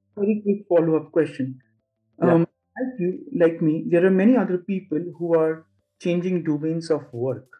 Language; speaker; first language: English; non-native, local second language; Bangla